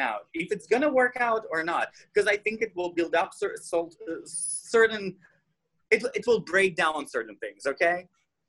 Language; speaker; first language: English; non-native, fluent; Russian